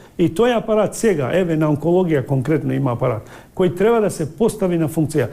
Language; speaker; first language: Macedonian; non-native, local second language; Albanian